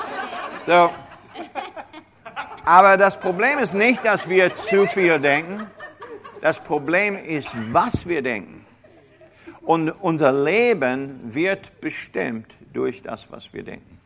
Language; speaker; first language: German; non-native, fluent; English